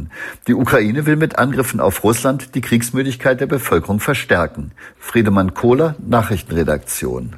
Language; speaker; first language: German; native; German